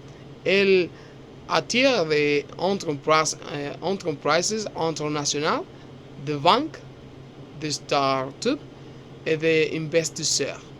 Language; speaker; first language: French; non-native, learner; Spanish